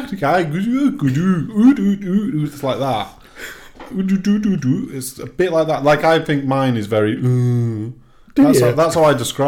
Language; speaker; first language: English; native; English